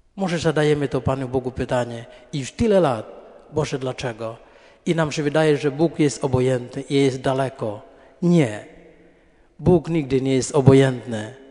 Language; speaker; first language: Polish; non-native, fluent; Indonesian